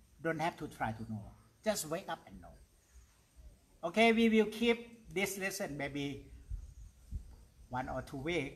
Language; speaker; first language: English; non-native, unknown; Thai